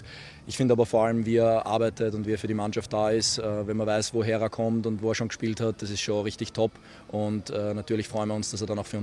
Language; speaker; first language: German; native; German